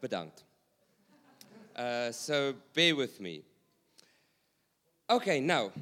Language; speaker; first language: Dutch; non-native, learner; English